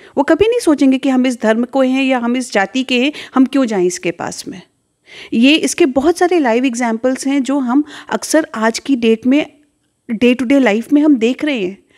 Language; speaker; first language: Hindi; native; Hindi